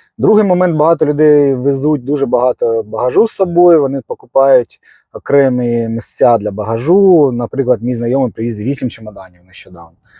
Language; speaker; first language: Ukrainian; non-native, local second language; Russian